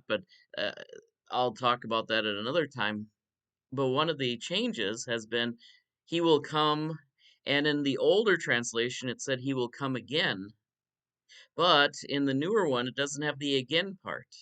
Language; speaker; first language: English; native; English